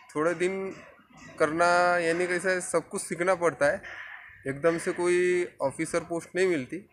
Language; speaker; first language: Hindi; non-native, local second language; Marathi